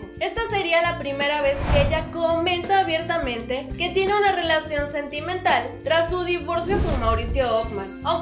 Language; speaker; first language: Spanish; native; Spanish